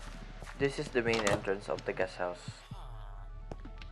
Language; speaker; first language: English; non-native, local second language; Filipino